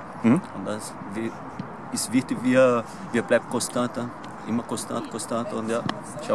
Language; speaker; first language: German; non-native, learner; Portuguese